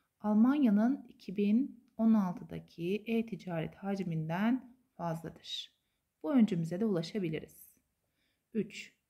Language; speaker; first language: Turkish; native; Turkish